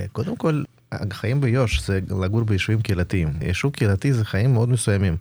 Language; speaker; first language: Hebrew; non-native, fluent; Russian